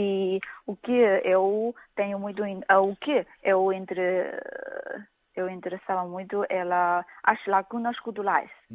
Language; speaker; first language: Portuguese; non-native, fluent; Chinese